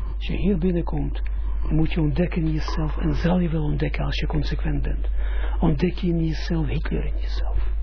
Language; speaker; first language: Dutch; non-native, fluent; Russian